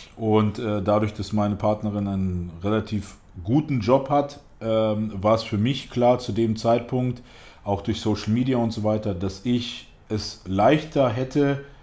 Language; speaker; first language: German; early bilingual, other home language; Russian